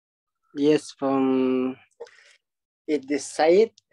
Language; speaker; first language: English; non-native, learner; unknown